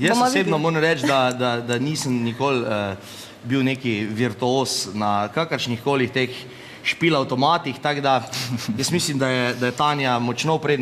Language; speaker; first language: Slovenian; native; Slovenian